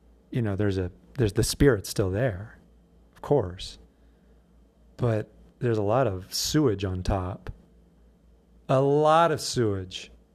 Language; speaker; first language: English; native; English